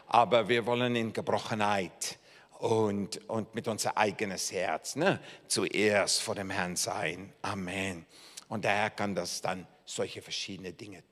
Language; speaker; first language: German; non-native, fluent; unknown